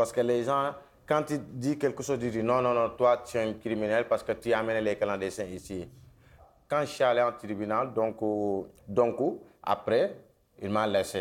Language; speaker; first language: French; non-native, local second language; Wolof